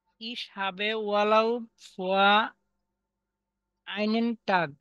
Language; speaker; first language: German; non-native, learner; Bangla